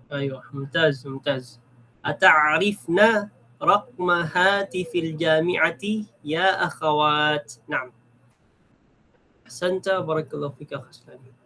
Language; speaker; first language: Arabic; non-native, fluent; Filipino